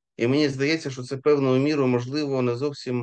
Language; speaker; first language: Ukrainian; native; Ukrainian